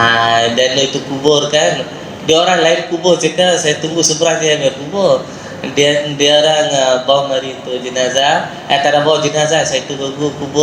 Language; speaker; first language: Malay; non-native, local second language; Tamil